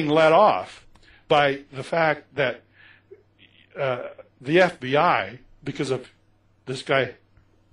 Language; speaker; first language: English; native; English